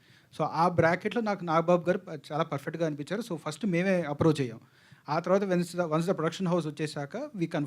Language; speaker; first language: Telugu; native; Telugu